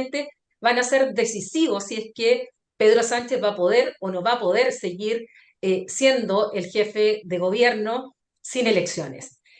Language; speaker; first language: Spanish; native; Spanish